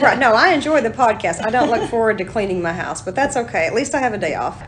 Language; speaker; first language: English; native; English